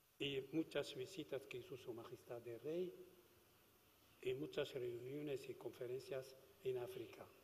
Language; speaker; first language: Spanish; non-native, fluent; Arabic